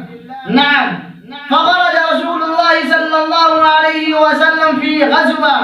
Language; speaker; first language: Arabic; non-native, learner; Urdu